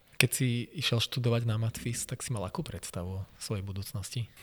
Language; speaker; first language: Slovak; native; Slovak